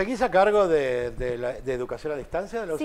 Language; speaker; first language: Spanish; native; Spanish